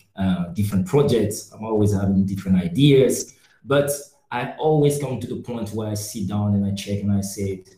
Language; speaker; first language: English; non-native, local second language; French